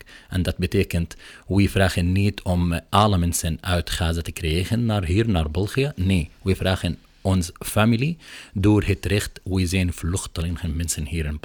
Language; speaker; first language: Dutch; non-native, learner; Arabic